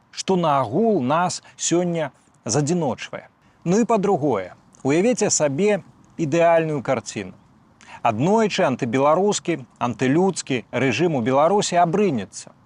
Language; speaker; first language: Belarusian; native; Belarusian